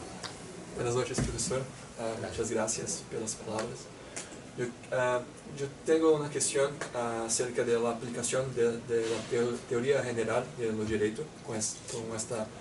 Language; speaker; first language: Spanish; non-native, learner; Portuguese